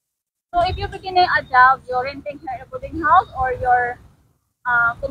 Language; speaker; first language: English; non-native, learner; Cebuano